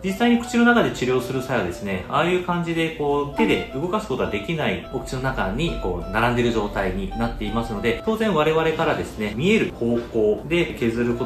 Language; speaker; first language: Japanese; native; Japanese